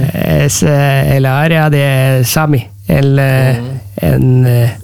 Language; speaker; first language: Spanish; non-native, learner; Norwegian